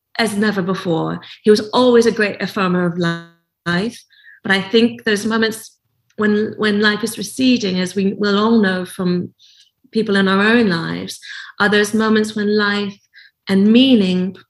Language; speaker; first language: English; native; English